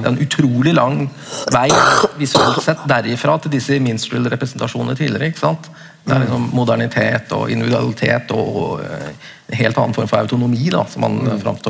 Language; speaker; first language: Norwegian; native; Norwegian